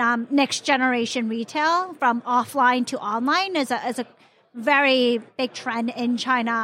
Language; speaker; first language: English; non-native, local second language; Cantonese